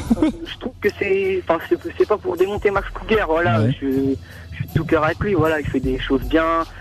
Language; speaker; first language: French; native; French